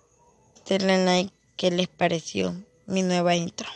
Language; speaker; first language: Spanish; native; Spanish